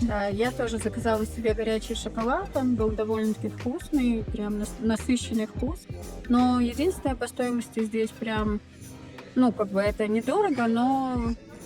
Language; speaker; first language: Russian; native; Russian